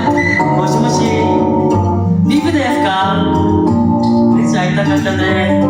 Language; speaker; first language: Japanese; non-native, learner; Korean